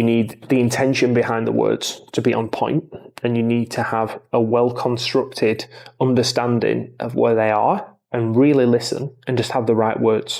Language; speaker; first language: English; native; English